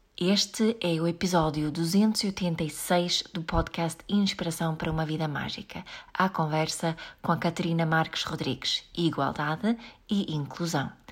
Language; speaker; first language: Portuguese; native; Portuguese